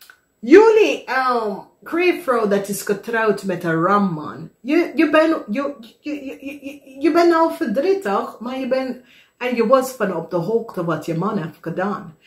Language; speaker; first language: Dutch; non-native, fluent; English